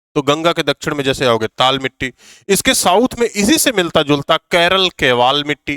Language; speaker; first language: Hindi; native; Hindi